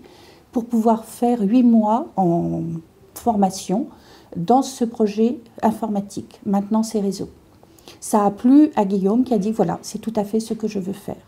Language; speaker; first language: French; native; French